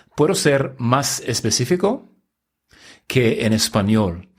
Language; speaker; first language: Spanish; non-native, fluent; English